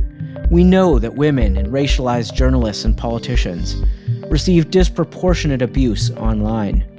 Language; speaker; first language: English; native; English